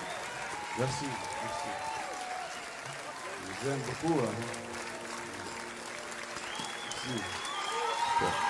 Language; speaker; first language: French; non-native, learner; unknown